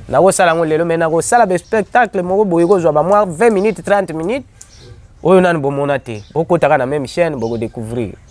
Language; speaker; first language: Lingala; non-native, local second language; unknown